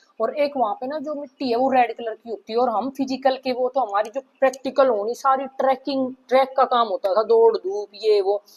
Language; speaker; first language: Hindi; native; Hindi